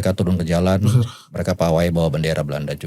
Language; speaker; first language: Indonesian; native; Indonesian